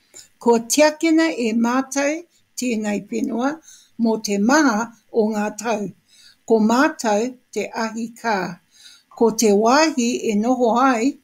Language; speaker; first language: Māori; non-native, local second language; English